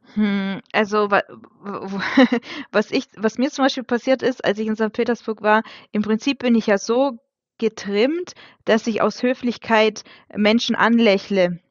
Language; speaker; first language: German; early bilingual, other home language; Russian